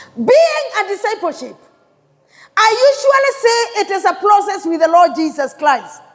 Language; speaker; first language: English; non-native, local second language; Swahili